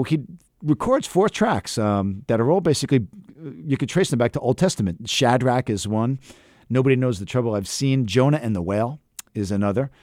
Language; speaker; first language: English; native; English